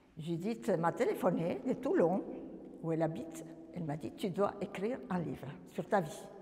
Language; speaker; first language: French; non-native, fluent; Spanish